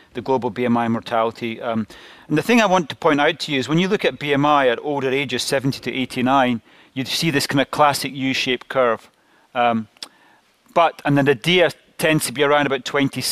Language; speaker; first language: English; native; English